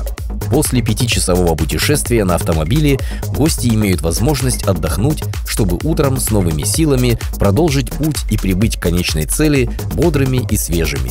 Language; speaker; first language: Russian; native; Russian